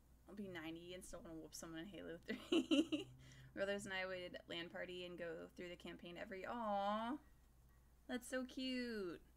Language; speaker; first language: English; native; English